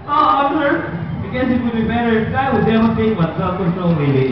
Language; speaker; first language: English; non-native, local second language; Filipino